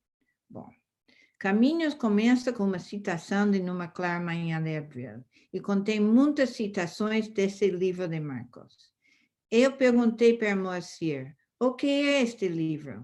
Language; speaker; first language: Portuguese; non-native, fluent; English